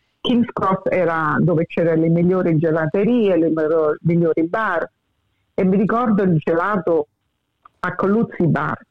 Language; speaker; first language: Italian; early bilingual, heritage; English